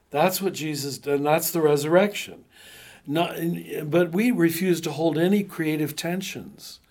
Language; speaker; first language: English; native; English